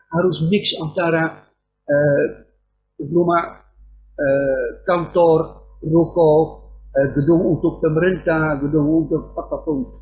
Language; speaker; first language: Indonesian; non-native, fluent; Dutch